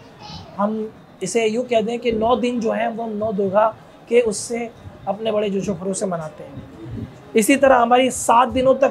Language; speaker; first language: Urdu; non-native, local second language; Gujarati